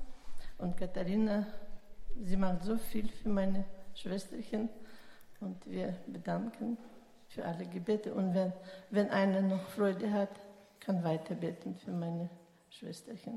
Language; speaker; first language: German; non-native, learner; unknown